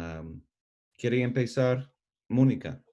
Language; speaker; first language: Spanish; non-native, learner; English